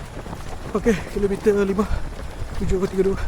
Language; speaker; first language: English; non-native, local second language; Malay